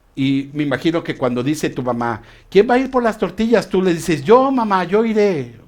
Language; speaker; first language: Spanish; native; Spanish